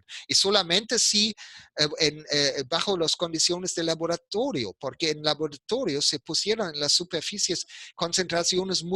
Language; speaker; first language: Spanish; non-native, fluent; German